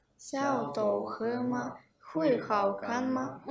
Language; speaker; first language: Chinese; non-native, learner; Kyrgyz